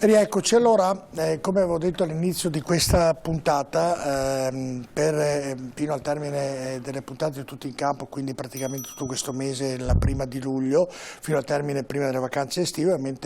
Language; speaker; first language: Italian; native; Italian